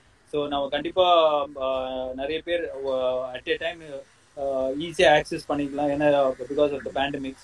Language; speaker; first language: Tamil; native; Tamil